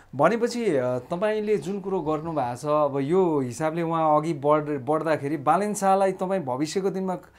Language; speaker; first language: Nepali; native; Nepali